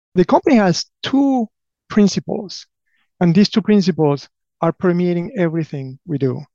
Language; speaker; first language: English; non-native, fluent; Spanish